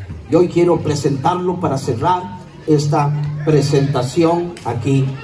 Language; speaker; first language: Spanish; native; Spanish